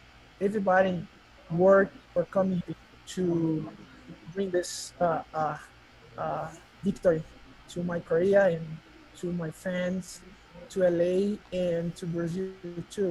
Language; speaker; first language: English; non-native, learner; Portuguese